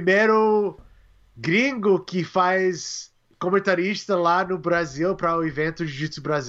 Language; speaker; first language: Portuguese; non-native, learner; English